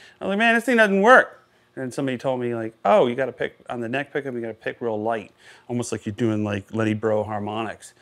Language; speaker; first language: English; native; English